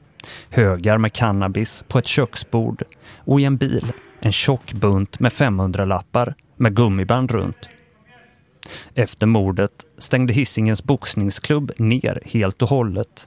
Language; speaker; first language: Swedish; native; Swedish